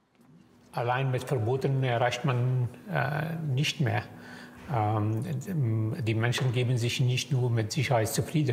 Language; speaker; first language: German; non-native, fluent; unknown